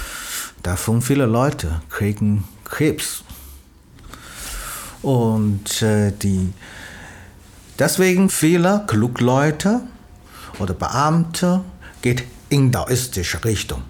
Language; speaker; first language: German; non-native, learner; Chinese